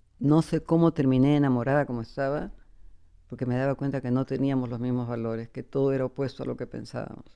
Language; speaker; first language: Spanish; native; Spanish